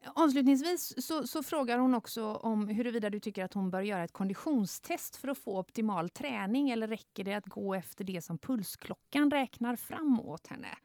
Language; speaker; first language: Swedish; native; Swedish